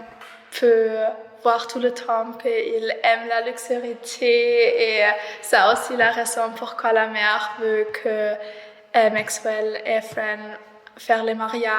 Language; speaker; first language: French; non-native, learner; German